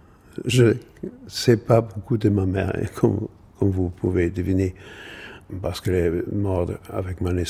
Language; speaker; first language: French; non-native, fluent; German